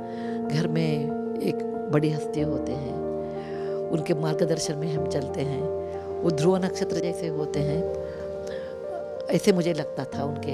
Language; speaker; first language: Hindi; non-native, local second language; Kannada